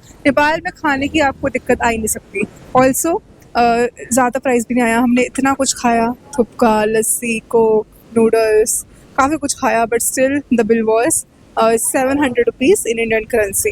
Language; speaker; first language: Hindi; native; Hindi